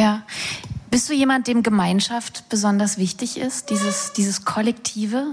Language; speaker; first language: German; native; German